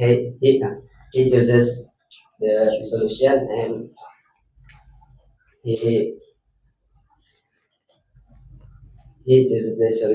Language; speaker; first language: English; non-native, learner; Indonesian